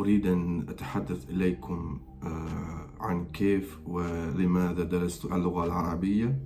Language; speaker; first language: Arabic; non-native, fluent; Croatian